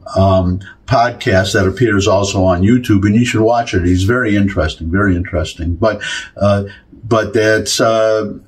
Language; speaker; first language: English; native; English